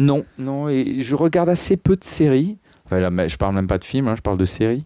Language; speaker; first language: French; native; French